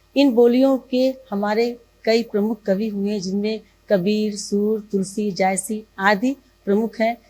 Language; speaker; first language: Hindi; native; Hindi